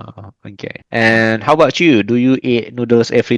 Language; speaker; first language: English; non-native, fluent; Indonesian